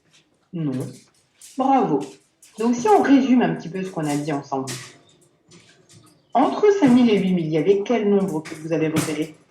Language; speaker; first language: French; native; French